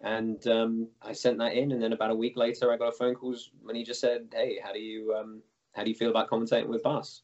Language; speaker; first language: English; native; English